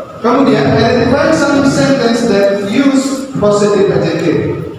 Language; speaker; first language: English; non-native, learner; Indonesian